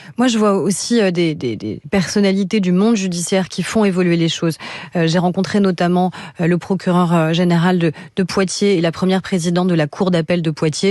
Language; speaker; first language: French; native; French